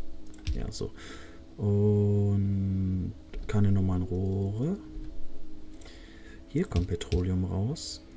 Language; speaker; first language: German; native; German